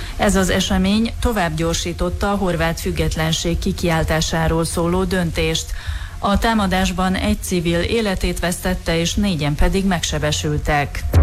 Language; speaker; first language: Hungarian; native; Hungarian